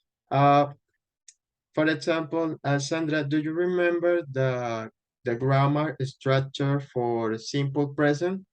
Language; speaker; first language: English; non-native, fluent; Spanish